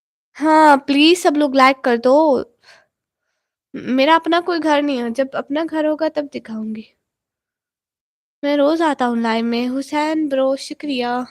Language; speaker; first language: Hindi; non-native, local second language; Punjabi